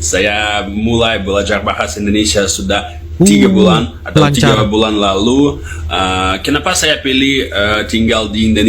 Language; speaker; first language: Indonesian; non-native, learner; Russian